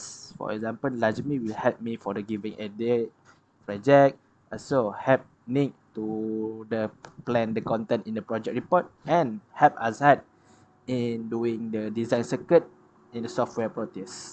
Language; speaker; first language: English; non-native, learner; Malay